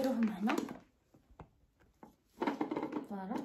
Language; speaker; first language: Arabic; native; Arabic